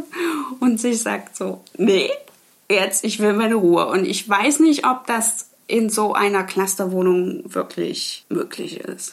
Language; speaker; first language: German; native; German